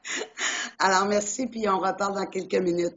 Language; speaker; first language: French; native; French